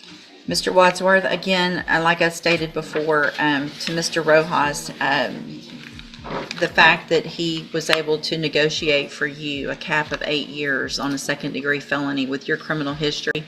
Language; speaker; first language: English; native; English